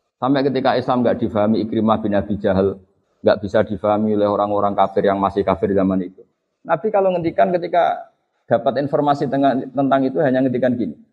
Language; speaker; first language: Indonesian; non-native, local second language; Javanese